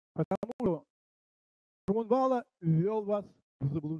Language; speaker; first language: Czech; non-native, learner; Russian